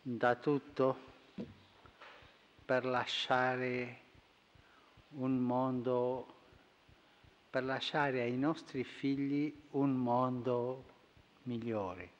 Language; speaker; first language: Italian; non-native, fluent; Spanish